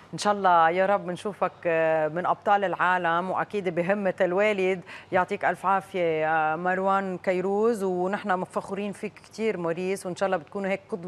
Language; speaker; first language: Arabic; native; Arabic